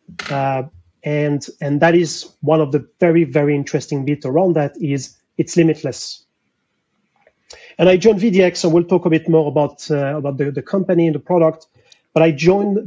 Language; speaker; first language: English; non-native, fluent; French